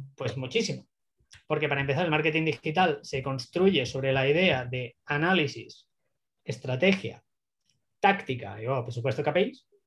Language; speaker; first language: Spanish; native; Spanish